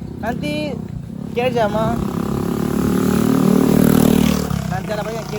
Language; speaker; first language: Indonesian; non-native, learner; Bangla